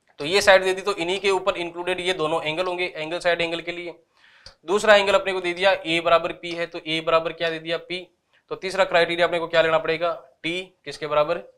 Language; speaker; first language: Hindi; native; Hindi